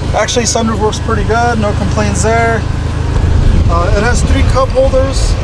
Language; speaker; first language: English; native; English